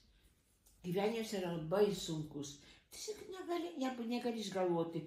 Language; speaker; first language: Lithuanian; early bilingual, heritage; Lithuanian